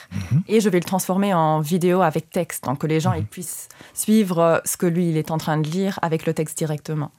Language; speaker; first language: French; non-native, local second language; Luxembourgish